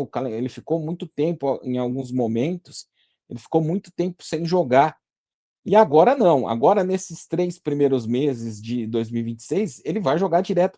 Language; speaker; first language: Portuguese; native; Portuguese